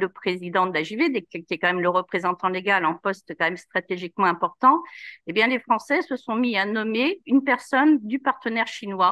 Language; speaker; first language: French; native; French